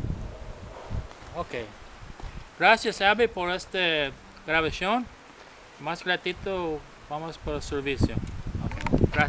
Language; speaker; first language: Spanish; non-native, learner; English